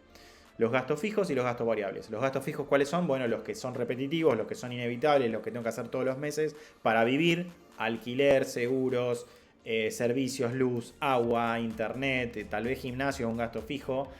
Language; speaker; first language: Spanish; native; Spanish